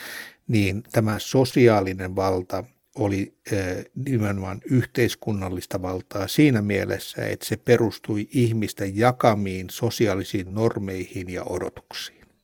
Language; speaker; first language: Finnish; native; Finnish